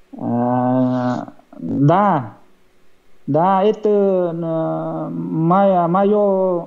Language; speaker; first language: Russian; non-native, learner; Vietnamese